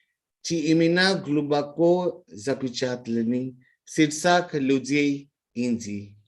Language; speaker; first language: Russian; non-native, fluent; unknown